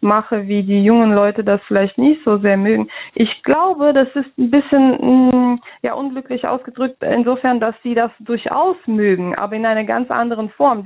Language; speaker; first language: German; early bilingual, other home language; Russian